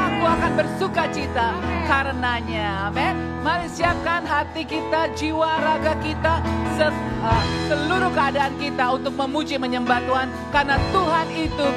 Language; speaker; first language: Indonesian; native; Indonesian